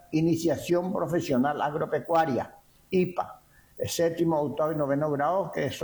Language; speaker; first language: Spanish; native; Spanish